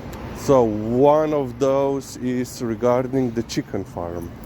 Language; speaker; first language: English; non-native, fluent; Slovenian